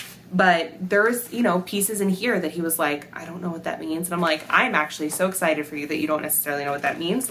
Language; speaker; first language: English; native; English